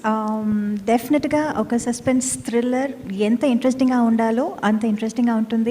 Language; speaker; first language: Telugu; non-native, fluent; Tamil